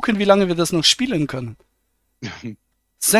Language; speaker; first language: German; native; German